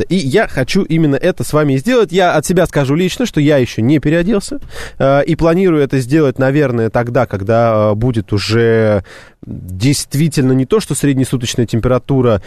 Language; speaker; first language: Russian; native; Russian